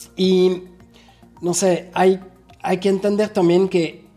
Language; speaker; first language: Spanish; non-native, fluent; French